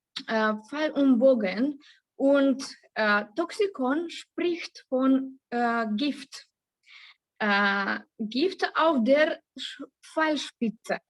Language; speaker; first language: German; non-native, learner; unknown